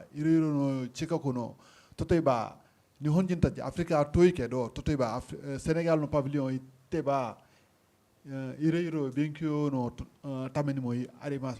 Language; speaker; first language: Japanese; non-native, learner; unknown